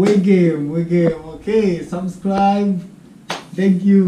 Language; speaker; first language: English; non-native, local second language; Swahili